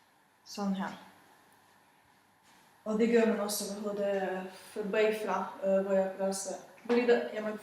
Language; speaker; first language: Danish; non-native, fluent; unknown